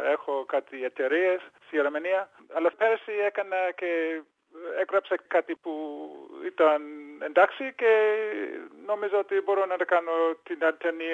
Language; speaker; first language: Greek; early bilingual, heritage; English